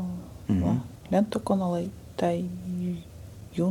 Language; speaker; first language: Finnish; non-native, learner; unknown